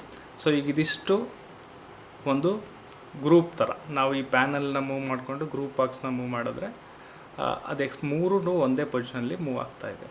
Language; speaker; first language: Kannada; native; Kannada